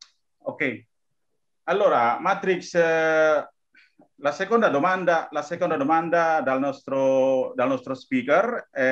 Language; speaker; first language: Italian; non-native, learner; Indonesian